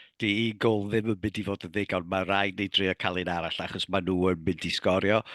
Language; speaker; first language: Welsh; native; Welsh